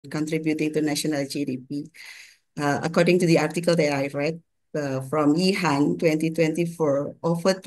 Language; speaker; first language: English; non-native, fluent; Indonesian